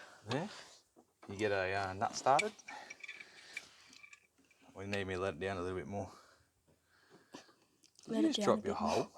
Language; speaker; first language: English; native; English